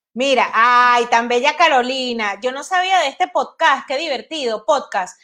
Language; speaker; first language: Spanish; native; Spanish